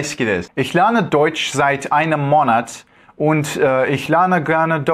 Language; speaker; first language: German; non-native, learner; Russian